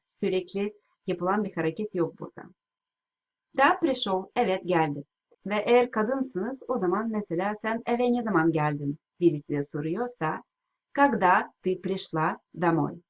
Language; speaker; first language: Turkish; non-native, fluent; Russian